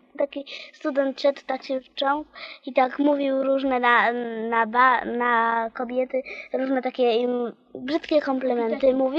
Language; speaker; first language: Polish; native; Polish